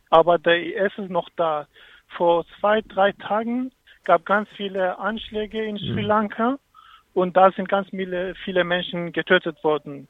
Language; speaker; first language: German; non-native, fluent; Kurdish